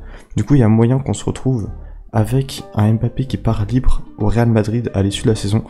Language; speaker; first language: French; native; French